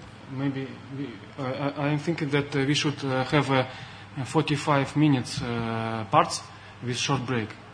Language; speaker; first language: English; non-native, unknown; Russian